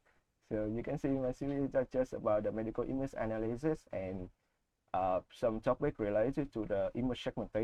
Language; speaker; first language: English; non-native, learner; Vietnamese